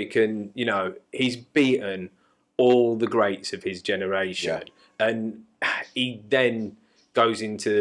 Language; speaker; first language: English; native; English